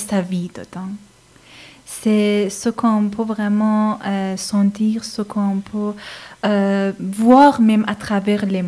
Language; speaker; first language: French; non-native, fluent; Persian